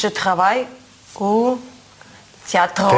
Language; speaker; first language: French; non-native, learner; Russian